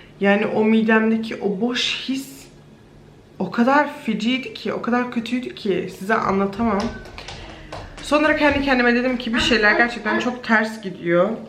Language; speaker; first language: Turkish; early bilingual, heritage; Turkish